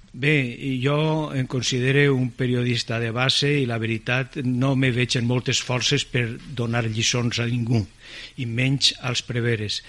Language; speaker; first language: Catalan; native; Catalan